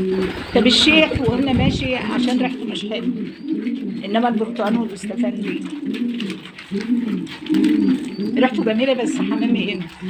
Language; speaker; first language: Arabic; native; Arabic